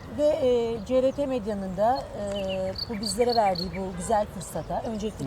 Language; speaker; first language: Turkish; early bilingual, heritage; Turkish